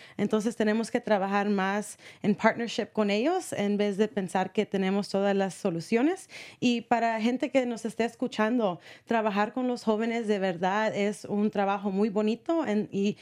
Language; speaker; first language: Spanish; early bilingual, heritage; Spanish